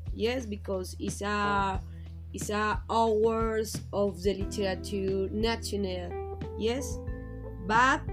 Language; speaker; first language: English; non-native, learner; Spanish